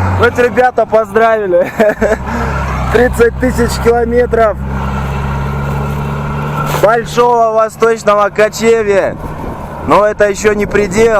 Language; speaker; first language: Russian; native; Russian